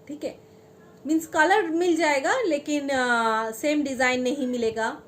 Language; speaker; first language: Hindi; non-native, local second language; Bangla